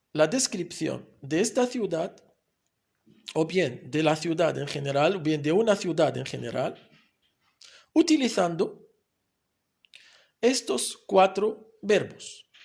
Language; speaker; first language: Spanish; non-native, fluent; Arabic